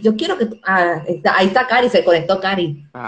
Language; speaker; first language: Spanish; native; Spanish